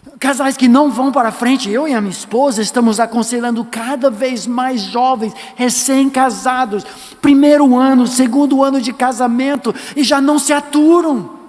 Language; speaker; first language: Portuguese; non-native, fluent; English